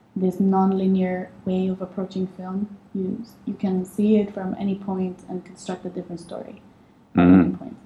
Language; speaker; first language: English; non-native, fluent; Arabic